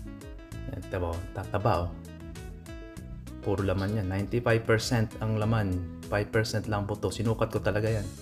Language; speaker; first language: Filipino; native; Filipino